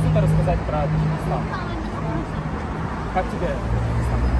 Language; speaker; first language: Russian; native; Russian